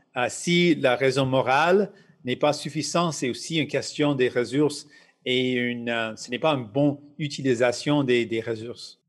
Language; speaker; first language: French; non-native, local second language; English